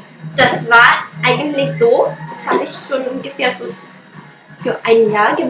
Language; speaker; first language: German; non-native, fluent; Russian